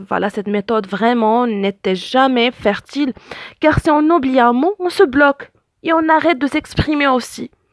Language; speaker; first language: French; non-native, local second language; Arabic